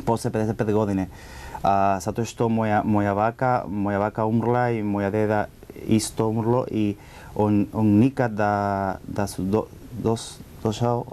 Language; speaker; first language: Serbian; non-native, learner; Spanish